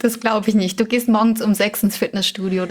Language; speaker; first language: German; native; German